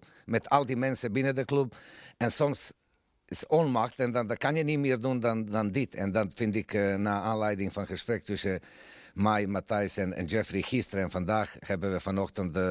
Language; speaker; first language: Dutch; non-native, fluent; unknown